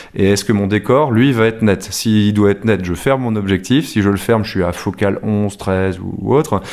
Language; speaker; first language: French; native; French